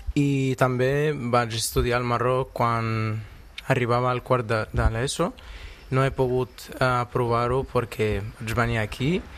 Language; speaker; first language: Catalan; non-native, fluent; Arabic